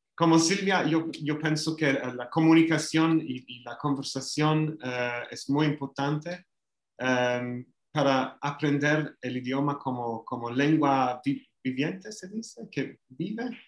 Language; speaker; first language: Spanish; non-native, fluent; English